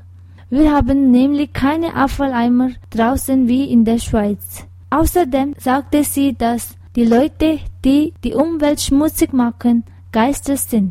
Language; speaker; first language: German; non-native, fluent; Tibetan